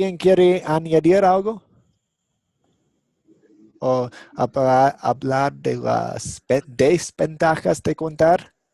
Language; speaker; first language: Spanish; non-native, fluent; English